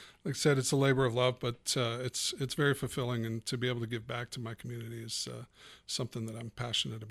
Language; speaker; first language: English; native; English